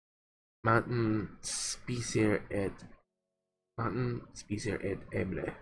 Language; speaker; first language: Danish; non-native, learner; English